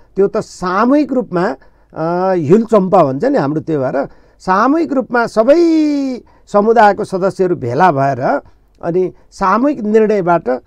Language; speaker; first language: Nepali; non-native, local second language; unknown